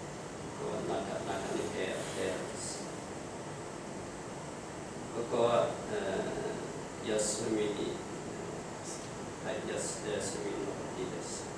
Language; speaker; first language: Japanese; non-native, learner; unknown